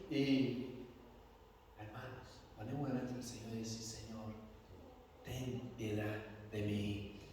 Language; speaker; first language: Spanish; non-native, fluent; Portuguese